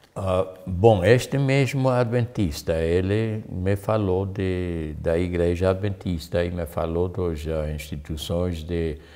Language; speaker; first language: Portuguese; non-native, learner; German